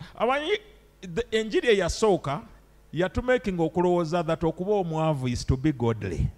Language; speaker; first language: English; non-native, local second language; Ganda